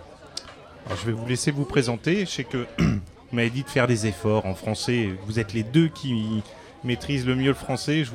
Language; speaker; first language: French; native; French